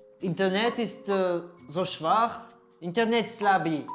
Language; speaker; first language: German; non-native, learner; Kazakh